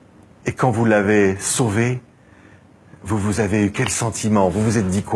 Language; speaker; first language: French; native; French